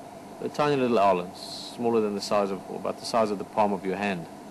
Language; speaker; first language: English; native; English